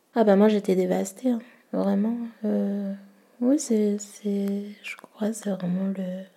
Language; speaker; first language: French; early bilingual, other home language; Malagasy